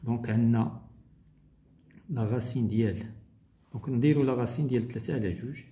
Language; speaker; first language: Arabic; native; Arabic